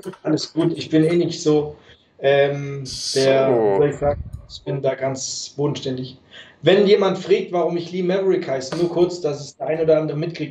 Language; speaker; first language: German; native; German